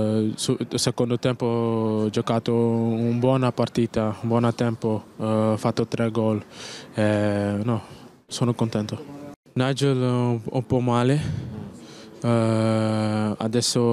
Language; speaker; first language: Italian; non-native, learner; Dutch